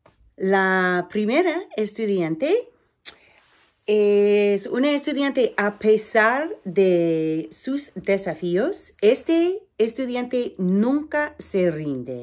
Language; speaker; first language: Spanish; non-native, fluent; English